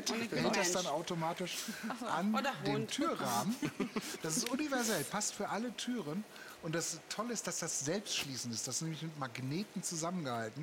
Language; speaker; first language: German; native; German